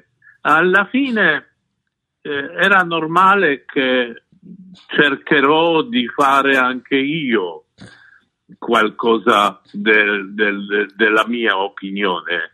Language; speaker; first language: Italian; non-native, fluent; Polish